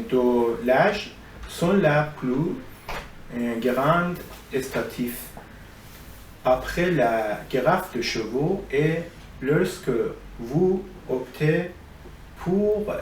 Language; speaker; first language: French; non-native, learner; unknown